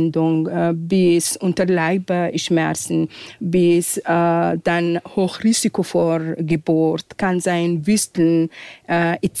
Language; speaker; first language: German; non-native, fluent; Arabic